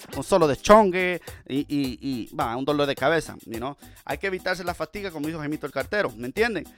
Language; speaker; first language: Spanish; early bilingual, heritage; Spanish